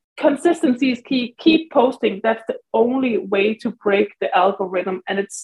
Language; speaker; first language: English; non-native, fluent; Danish